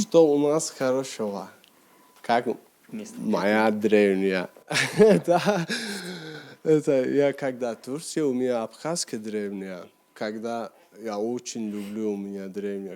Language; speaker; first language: Russian; non-native, learner; Turkish